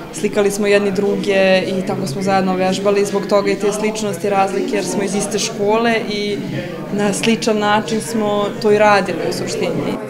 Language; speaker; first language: Serbian; native; Serbian